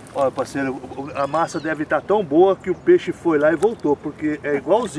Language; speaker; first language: Portuguese; native; Portuguese